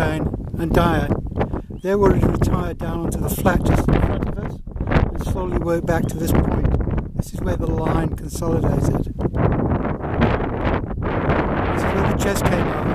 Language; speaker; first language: English; native; English